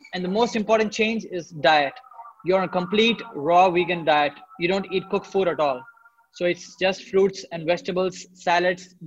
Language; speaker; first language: English; non-native, local second language; Hindi